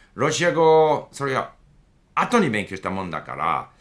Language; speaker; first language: Japanese; non-native, fluent; English